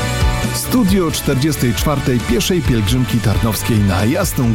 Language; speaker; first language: Polish; native; Polish